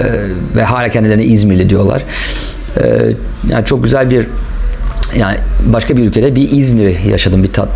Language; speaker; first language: Turkish; non-native, local second language; English